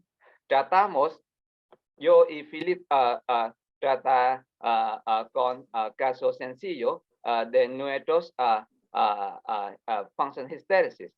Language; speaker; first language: Spanish; non-native, learner; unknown